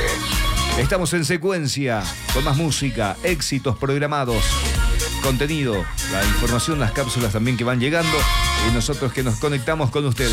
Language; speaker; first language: Spanish; native; Spanish